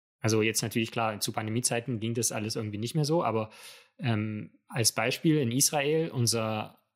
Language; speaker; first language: German; native; German